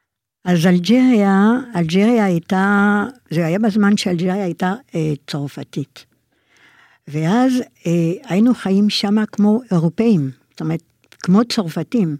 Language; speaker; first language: Hebrew; non-native, fluent; French